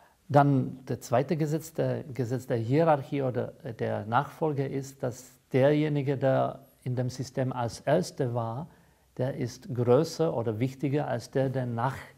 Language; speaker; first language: German; non-native, fluent; Czech